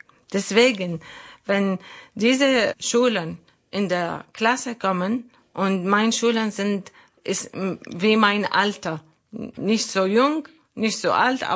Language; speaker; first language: German; non-native, learner; Arabic